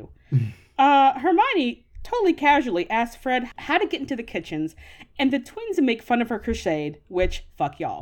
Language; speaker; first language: English; native; English